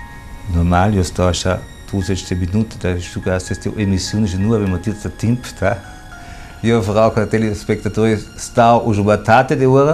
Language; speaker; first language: Romanian; non-native, fluent; German